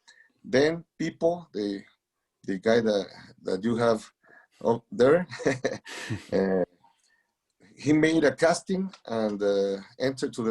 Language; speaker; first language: English; non-native, learner; Spanish